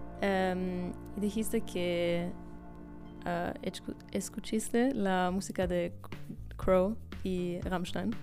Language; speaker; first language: Spanish; non-native, fluent; German